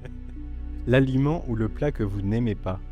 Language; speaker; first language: French; native; French